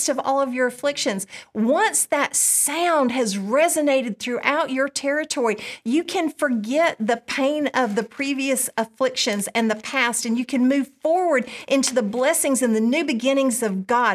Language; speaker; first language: English; native; English